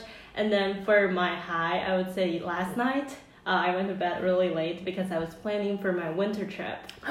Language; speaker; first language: English; non-native, fluent; Chinese